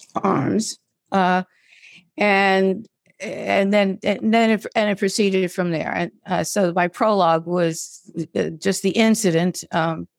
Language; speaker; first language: English; native; English